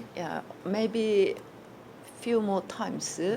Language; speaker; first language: English; non-native, learner; Korean